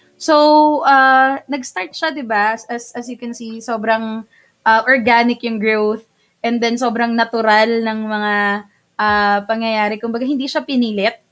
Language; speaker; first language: Filipino; non-native, local second language; Bikol